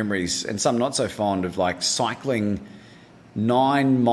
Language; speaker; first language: English; native; English